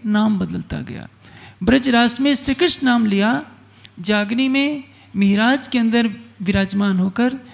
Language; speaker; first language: Hindi; native; Hindi